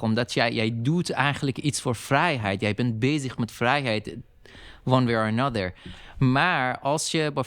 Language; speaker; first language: Dutch; non-native, learner; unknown